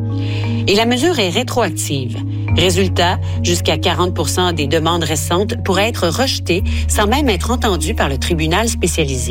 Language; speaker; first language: French; native; French